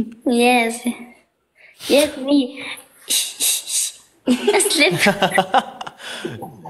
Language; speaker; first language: English; non-native, learner; Albanian